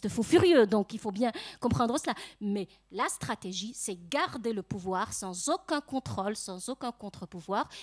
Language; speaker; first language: French; non-native, local second language; Arabic